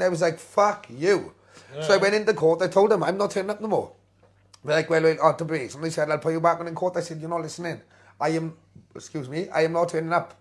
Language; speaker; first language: English; native; English